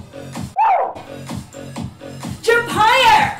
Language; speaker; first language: English; native; English